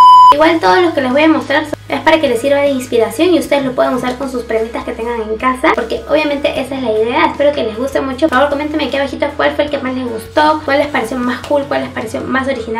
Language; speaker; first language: Spanish; native; Spanish